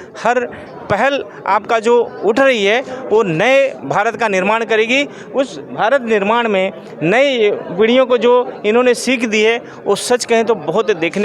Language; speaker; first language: Hindi; native; Hindi